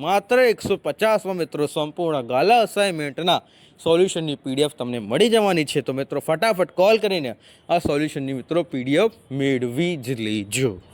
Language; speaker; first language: Gujarati; non-native, local second language; Marathi